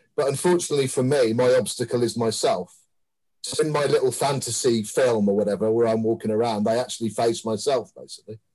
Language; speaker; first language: English; native; English